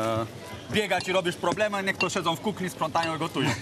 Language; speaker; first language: Polish; non-native, fluent; French